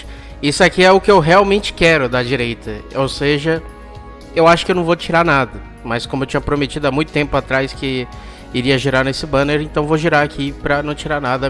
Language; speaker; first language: Portuguese; native; Portuguese